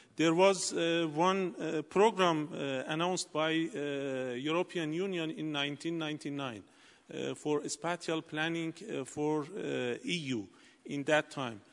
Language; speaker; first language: English; non-native, learner; Persian